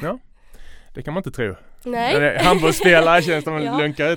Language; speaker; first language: Swedish; native; Swedish